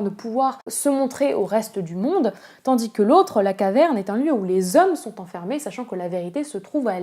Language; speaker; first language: French; native; French